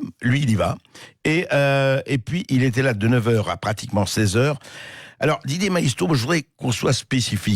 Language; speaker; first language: French; native; French